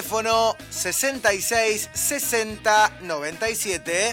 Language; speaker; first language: Spanish; native; Spanish